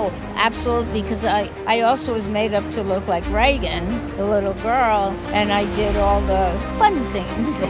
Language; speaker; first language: English; native; English